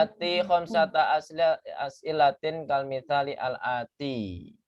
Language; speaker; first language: Arabic; non-native, fluent; Indonesian